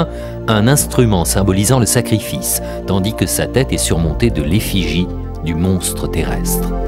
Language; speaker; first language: French; native; French